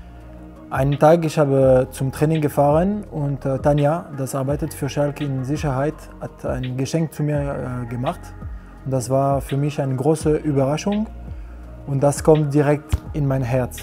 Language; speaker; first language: German; non-native, learner; French